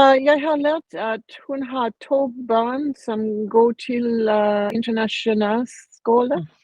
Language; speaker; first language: Danish; non-native, learner; English